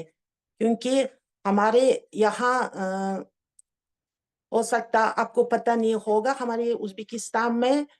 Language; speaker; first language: Hindi; non-native, fluent; Uzbek